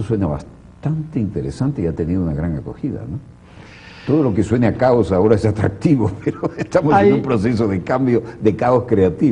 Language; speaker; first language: Spanish; native; Spanish